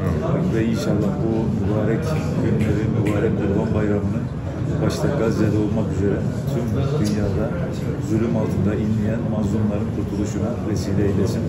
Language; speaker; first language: Turkish; native; Turkish